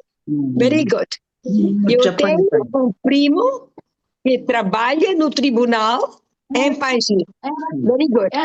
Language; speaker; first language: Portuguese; non-native, fluent; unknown